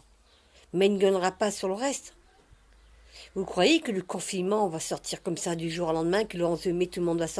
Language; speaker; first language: French; native; French